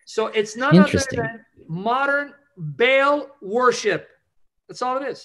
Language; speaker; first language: English; native; English